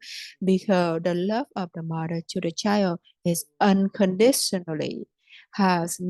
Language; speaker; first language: English; non-native, fluent; Vietnamese